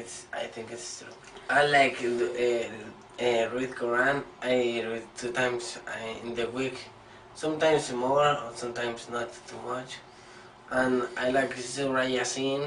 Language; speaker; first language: English; non-native, learner; Spanish